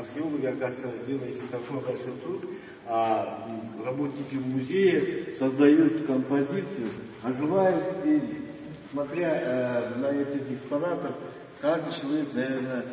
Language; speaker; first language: Russian; non-native, local second language; Kyrgyz